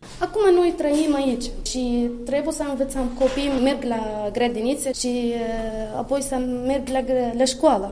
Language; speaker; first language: Romanian; non-native, learner; Arabic